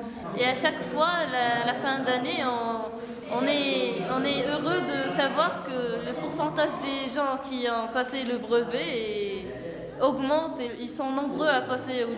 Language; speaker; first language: French; non-native, local second language; Arabic